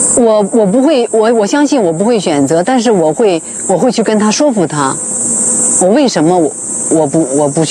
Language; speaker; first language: Chinese; native; Chinese